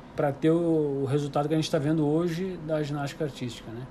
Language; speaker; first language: Portuguese; native; Portuguese